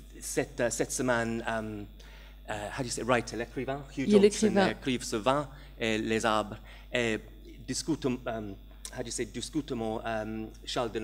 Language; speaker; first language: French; non-native, learner; English